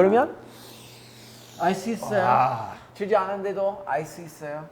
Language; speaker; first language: Korean; non-native, learner; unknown